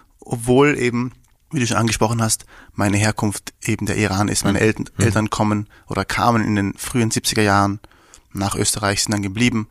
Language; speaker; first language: German; early bilingual, other home language; Persian